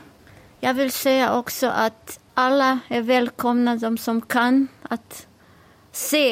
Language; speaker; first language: Swedish; non-native, fluent; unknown